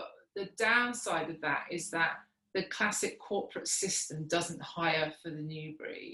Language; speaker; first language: English; native; English